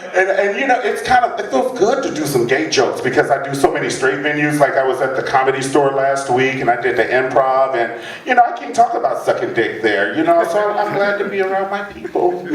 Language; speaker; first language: English; native; English